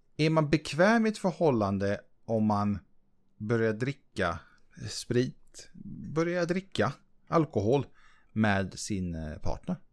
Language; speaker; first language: Swedish; native; Swedish